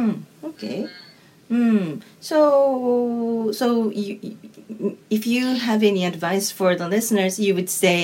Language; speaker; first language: English; non-native, fluent; Japanese